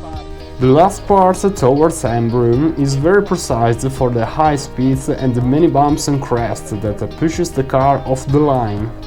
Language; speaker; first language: English; non-native, fluent; Italian